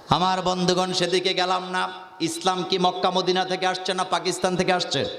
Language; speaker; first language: Bangla; native; Bangla